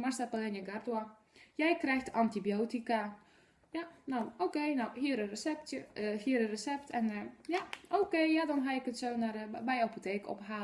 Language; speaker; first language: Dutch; non-native, fluent; Polish